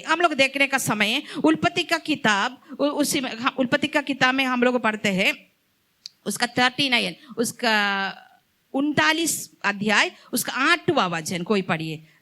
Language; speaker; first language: Hindi; non-native, local second language; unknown